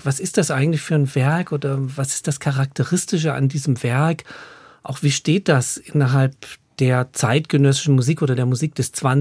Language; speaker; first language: German; native; German